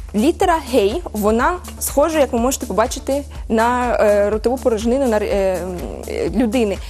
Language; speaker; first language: Ukrainian; early bilingual, heritage; Ukrainian